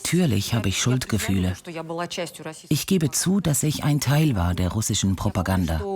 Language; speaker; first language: German; non-native, fluent; Russian